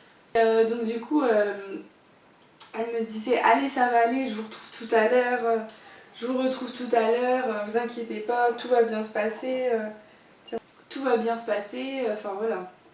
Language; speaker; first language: French; native; French